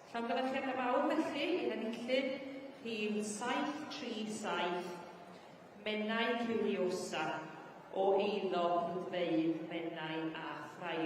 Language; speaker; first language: Welsh; native; Welsh